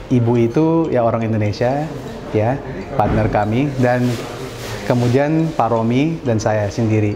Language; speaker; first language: Indonesian; non-native, fluent; Filipino